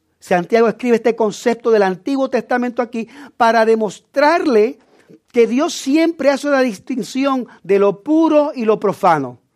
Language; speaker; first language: Spanish; native; Spanish